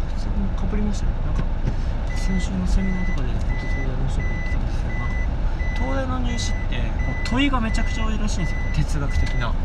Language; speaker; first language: Japanese; native; Japanese